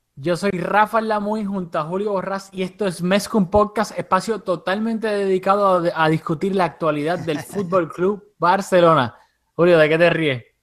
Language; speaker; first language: Spanish; early bilingual, heritage; Spanish